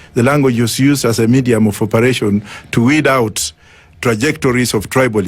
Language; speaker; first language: English; non-native, local second language; Luyia